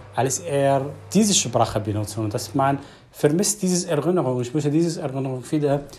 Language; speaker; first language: German; non-native, learner; Arabic